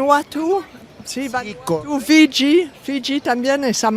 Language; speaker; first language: Spanish; non-native, fluent; French